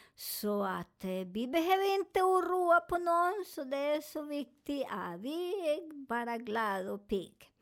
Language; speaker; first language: Swedish; non-native, learner; Spanish